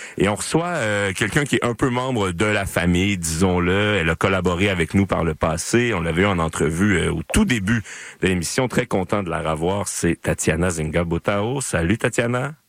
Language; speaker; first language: French; native; French